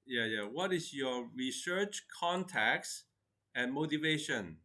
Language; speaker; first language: English; non-native, fluent; Chinese